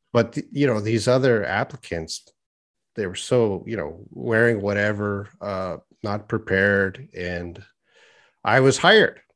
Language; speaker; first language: English; native; English